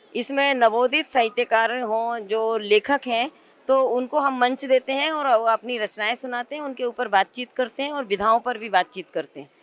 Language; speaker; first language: Hindi; native; Hindi